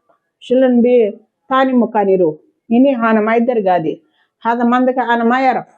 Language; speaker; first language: Arabic; non-native, learner; Telugu